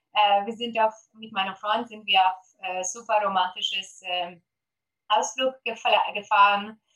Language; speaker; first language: German; non-native, fluent; Polish